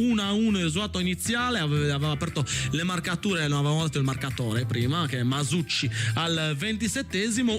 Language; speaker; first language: Italian; native; Italian